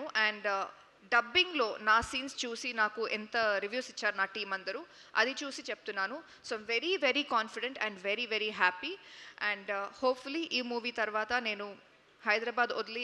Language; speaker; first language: Telugu; non-native, local second language; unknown